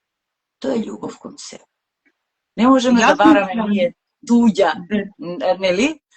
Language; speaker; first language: Macedonian; native; Macedonian